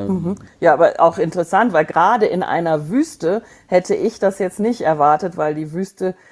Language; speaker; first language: German; native; German